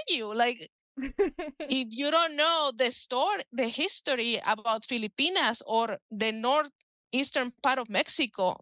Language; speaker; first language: English; non-native, fluent; Spanish